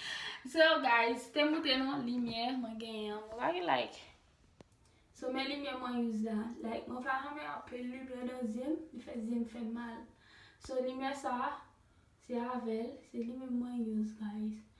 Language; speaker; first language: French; non-native, learner; Haitian Creole